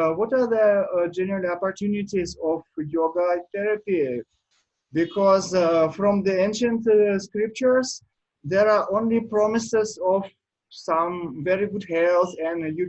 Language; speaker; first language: English; non-native, learner; Russian